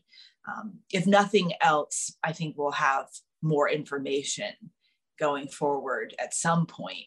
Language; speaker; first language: English; native; English